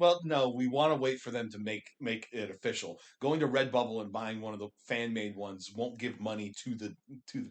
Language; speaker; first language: English; native; English